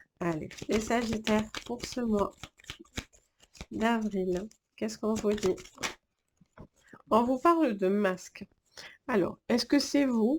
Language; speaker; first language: French; native; French